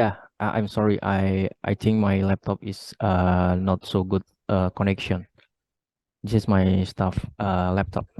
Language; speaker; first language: English; non-native, learner; Indonesian